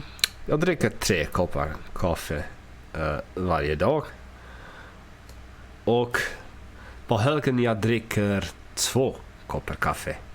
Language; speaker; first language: Swedish; non-native, learner; English